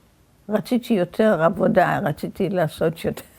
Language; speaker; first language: Hebrew; early bilingual, other home language; Yiddish